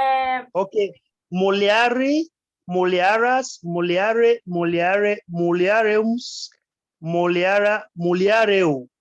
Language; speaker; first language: Portuguese; non-native, learner; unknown